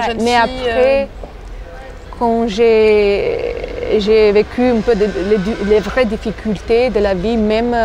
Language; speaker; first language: French; non-native, fluent; Albanian